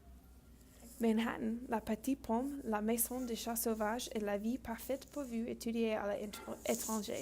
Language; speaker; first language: French; non-native, learner; English